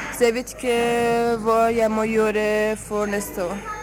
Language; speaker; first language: Norwegian; non-native, learner; Persian